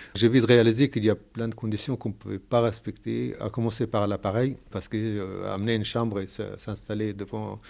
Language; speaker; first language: French; non-native, fluent; Arabic